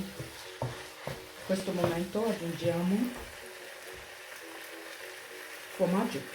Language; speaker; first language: Italian; non-native, learner; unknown